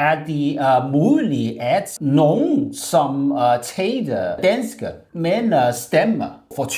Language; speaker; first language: Danish; non-native, learner; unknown